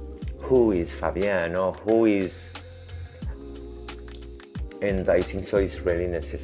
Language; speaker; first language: English; non-native, learner; French